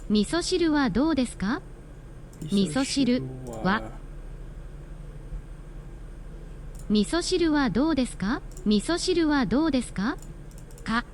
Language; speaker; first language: Japanese; non-native, learner; English